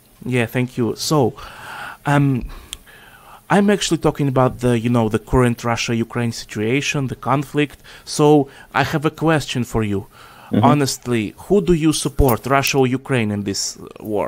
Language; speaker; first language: English; non-native, fluent; Russian